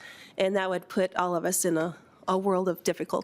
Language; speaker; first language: English; native; English